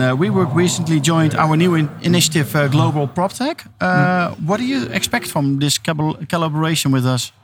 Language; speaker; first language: English; non-native, fluent; Dutch